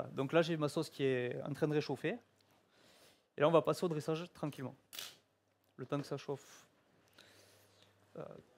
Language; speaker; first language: French; native; French